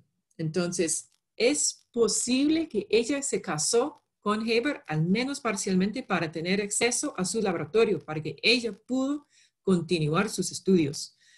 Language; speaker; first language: Spanish; non-native, fluent; English